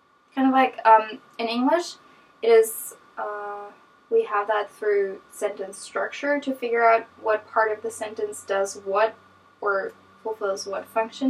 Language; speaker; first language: English; non-native, fluent; German